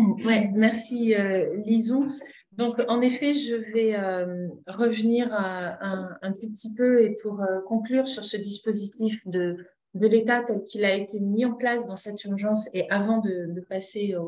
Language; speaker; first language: French; native; French